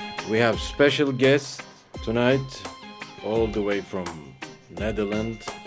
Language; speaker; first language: English; non-native, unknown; Turkish